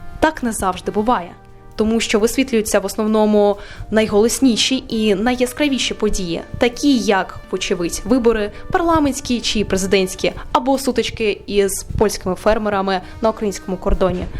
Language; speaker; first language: Ukrainian; native; Ukrainian